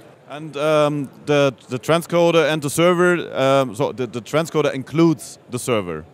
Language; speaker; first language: English; non-native, fluent; German